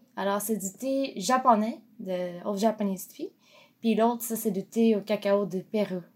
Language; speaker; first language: French; non-native, fluent; Japanese